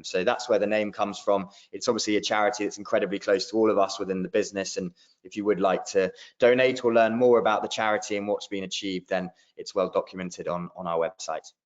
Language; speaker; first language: English; native; English